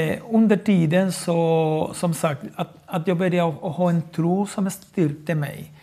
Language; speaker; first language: Swedish; non-native, fluent; Spanish